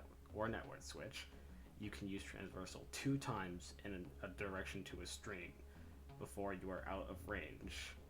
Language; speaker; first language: English; native; English